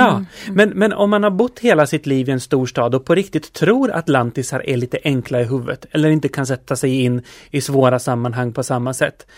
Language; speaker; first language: Swedish; native; Swedish